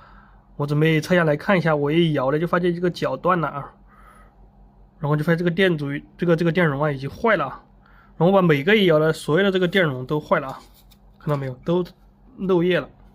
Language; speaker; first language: Chinese; native; Chinese